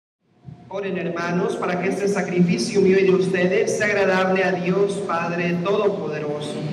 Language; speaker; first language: Spanish; native; Spanish